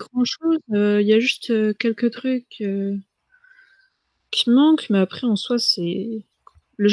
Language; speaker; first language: French; native; French